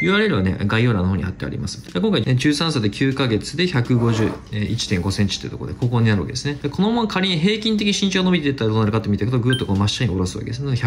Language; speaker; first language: Japanese; native; Japanese